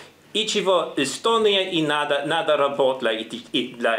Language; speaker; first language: Russian; non-native, learner; English